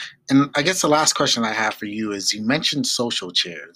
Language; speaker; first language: English; native; English